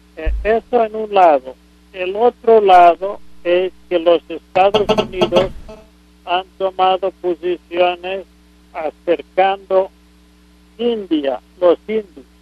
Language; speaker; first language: Spanish; non-native, fluent; English